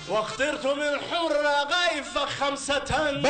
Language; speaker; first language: Arabic; native; Arabic